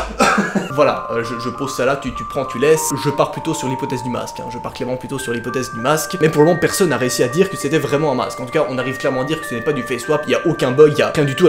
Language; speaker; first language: French; native; French